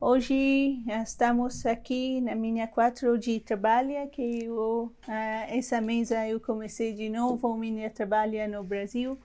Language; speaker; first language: Portuguese; non-native, learner; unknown